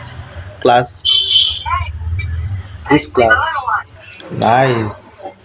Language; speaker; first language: English; non-native, learner; Bangla